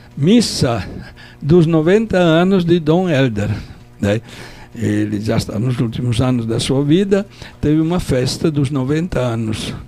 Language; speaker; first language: Portuguese; non-native, fluent; Italian